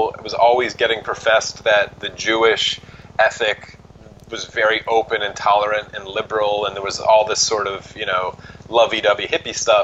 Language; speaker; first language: English; native; English